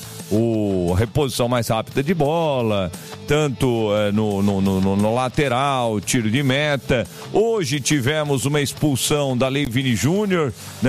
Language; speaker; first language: Portuguese; native; Portuguese